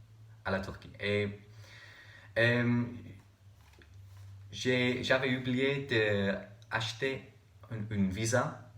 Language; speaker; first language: French; non-native, learner; English